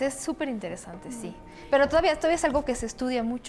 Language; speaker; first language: Spanish; native; Spanish